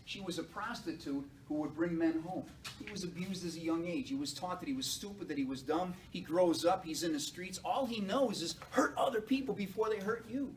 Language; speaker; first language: English; native; English